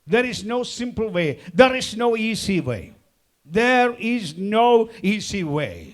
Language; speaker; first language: English; non-native, local second language; Malayalam